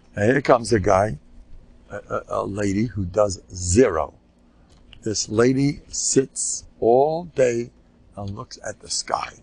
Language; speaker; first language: English; native; English